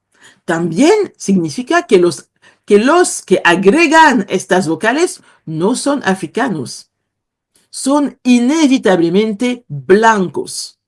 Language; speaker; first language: Spanish; non-native, fluent; Kongo